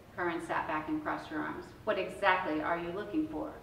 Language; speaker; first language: English; native; English